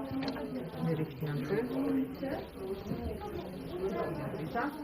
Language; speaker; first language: French; non-native, fluent; Romanian